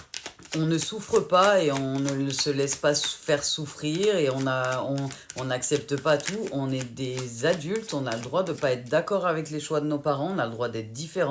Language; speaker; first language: French; native; French